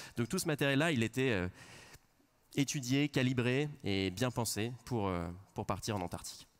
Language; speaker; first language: French; native; French